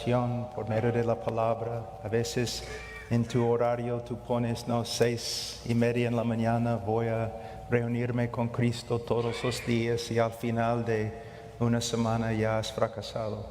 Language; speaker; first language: Spanish; non-native, fluent; English